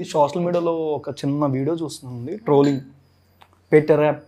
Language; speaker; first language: Telugu; native; Telugu